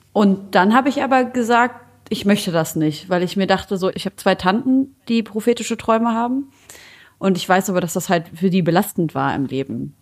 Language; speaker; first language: German; early bilingual, other home language; Arabic